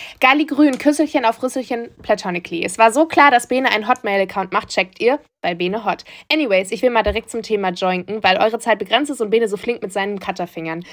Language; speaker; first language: German; early bilingual, other home language; Turkish